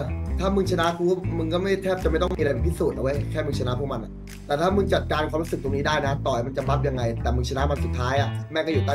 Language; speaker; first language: Thai; native; Thai